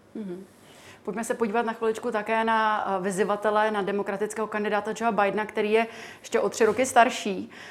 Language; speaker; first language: Czech; native; Czech